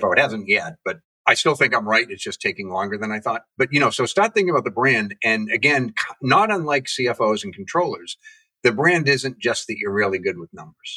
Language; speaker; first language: English; native; English